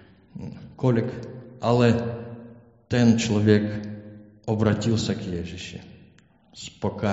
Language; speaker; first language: Czech; non-native, learner; Ukrainian